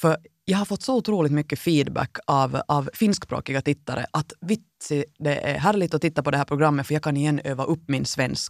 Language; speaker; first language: Swedish; native; Swedish